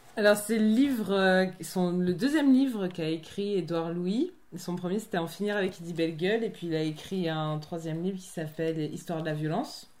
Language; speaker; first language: French; native; French